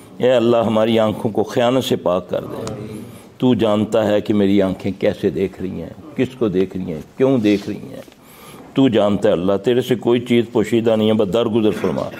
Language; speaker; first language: Urdu; non-native, local second language; Punjabi